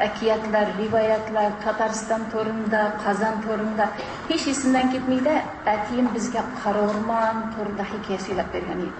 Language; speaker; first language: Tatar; early bilingual, heritage; Tatar